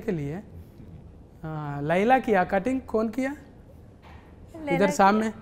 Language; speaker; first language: Hindi; non-native, local second language; Telugu